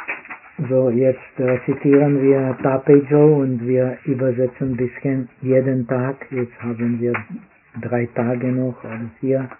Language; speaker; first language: German; non-native, fluent; Czech